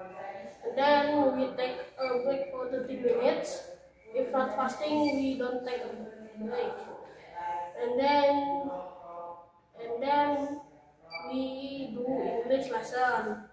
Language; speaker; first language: English; non-native, learner; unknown